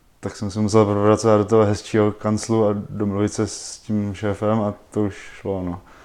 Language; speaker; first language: Czech; native; Czech